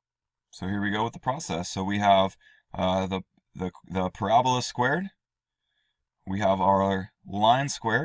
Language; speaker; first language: English; native; English